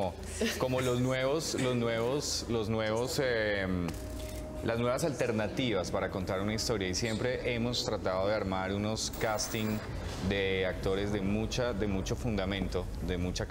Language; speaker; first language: Spanish; native; Spanish